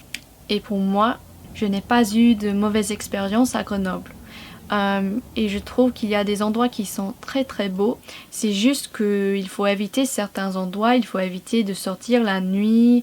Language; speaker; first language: French; non-native, fluent; English